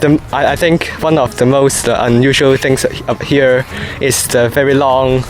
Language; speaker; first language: English; non-native, learner; Cantonese